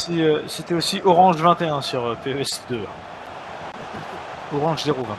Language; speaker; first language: French; native; French